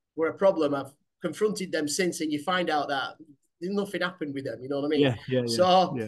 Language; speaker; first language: English; native; English